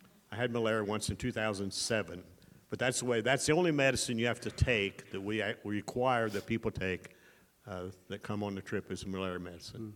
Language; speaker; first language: English; native; English